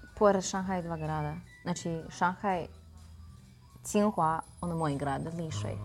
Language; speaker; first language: Serbian; non-native, fluent; Chinese